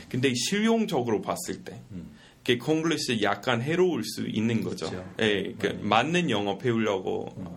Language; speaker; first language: Korean; non-native, fluent; English